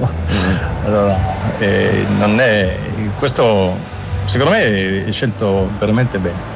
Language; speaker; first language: Italian; non-native, learner; German